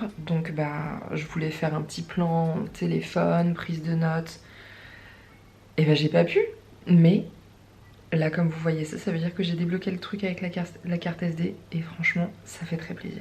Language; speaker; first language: French; native; French